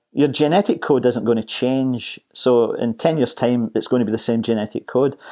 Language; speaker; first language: English; native; English